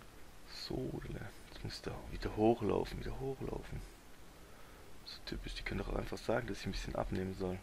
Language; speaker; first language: German; native; German